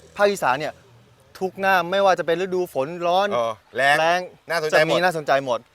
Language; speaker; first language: Thai; native; Thai